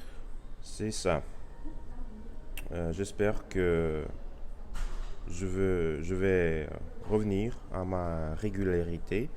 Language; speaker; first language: French; non-native, learner; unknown